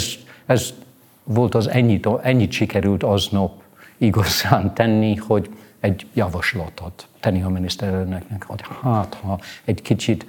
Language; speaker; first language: Hungarian; non-native, fluent; English